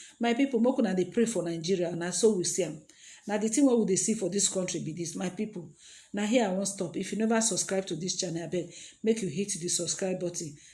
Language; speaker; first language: Nigerian Pidgin; native; Nigerian Pidgin